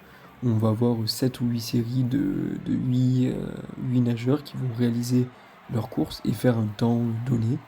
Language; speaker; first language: French; native; French